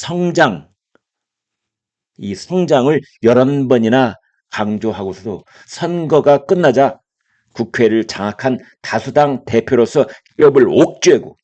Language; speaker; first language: Korean; native; Korean